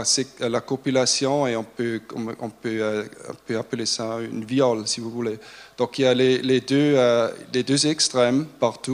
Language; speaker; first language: French; non-native, fluent; German